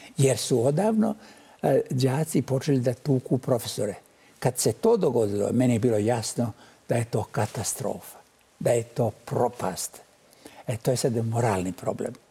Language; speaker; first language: Bosnian; native; Bosnian